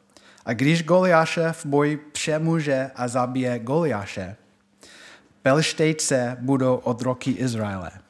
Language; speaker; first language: Czech; non-native, fluent; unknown